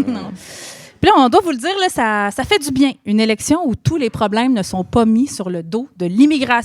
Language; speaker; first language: French; native; French